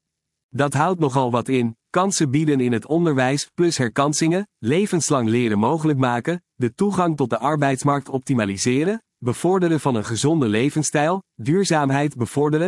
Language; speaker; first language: Dutch; native; Dutch